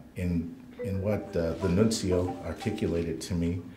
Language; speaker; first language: English; native; English